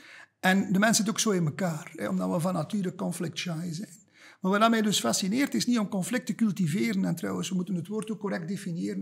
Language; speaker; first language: Dutch; native; Dutch